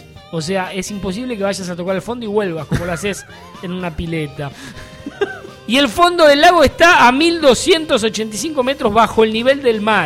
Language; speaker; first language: Spanish; native; Spanish